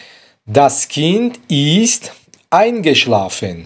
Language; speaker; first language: German; non-native, fluent; Tajik